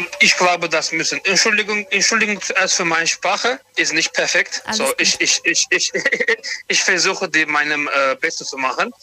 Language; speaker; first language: German; non-native, learner; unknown